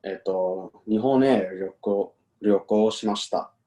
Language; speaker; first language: Japanese; non-native, learner; English